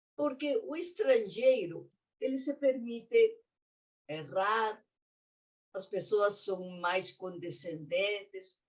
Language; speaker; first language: Portuguese; non-native, fluent; Spanish